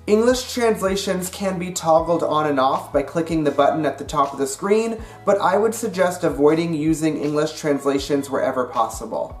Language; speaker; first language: English; native; English